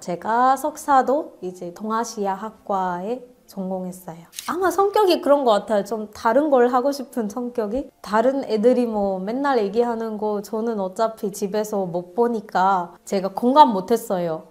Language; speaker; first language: Korean; non-native, fluent; Marathi